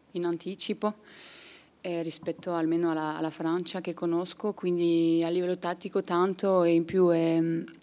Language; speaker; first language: Italian; non-native, fluent; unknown